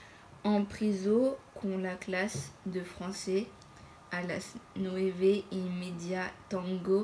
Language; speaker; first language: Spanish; non-native, learner; French